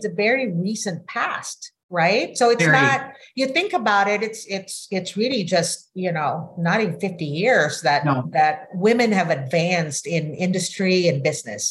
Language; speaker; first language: English; non-native, local second language; Filipino